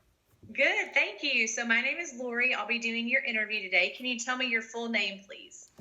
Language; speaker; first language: English; native; English